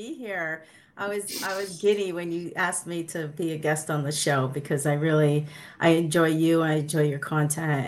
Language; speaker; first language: English; early bilingual, other home language; Sicilian